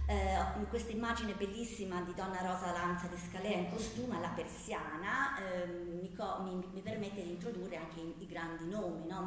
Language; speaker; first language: Italian; native; Italian